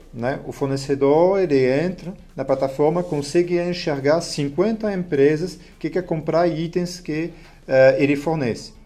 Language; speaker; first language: Portuguese; non-native, fluent; French